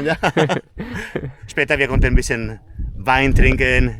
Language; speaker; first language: German; non-native, learner; Spanish